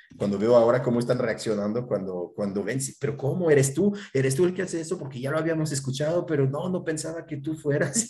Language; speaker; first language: Spanish; non-native, fluent; French